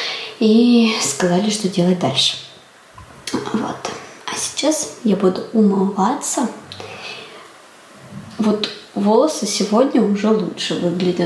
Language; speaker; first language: Russian; native; Russian